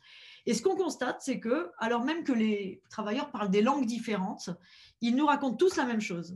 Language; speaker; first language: French; native; French